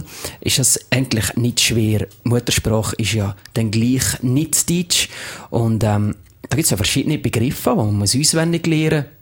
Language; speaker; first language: German; native; German